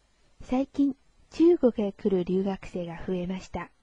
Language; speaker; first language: Japanese; non-native, fluent; Chinese